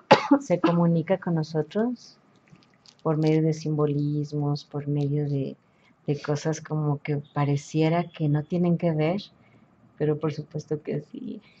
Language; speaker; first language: Spanish; native; Spanish